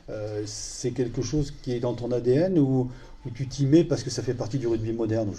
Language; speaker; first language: French; native; French